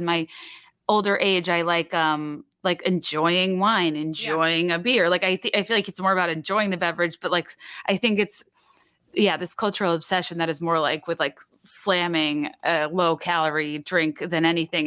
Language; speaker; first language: English; native; English